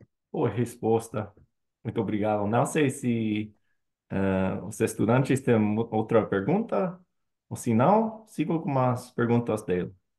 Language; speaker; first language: Portuguese; non-native, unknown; English